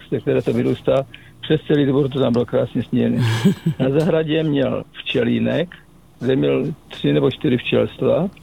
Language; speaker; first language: Czech; native; Czech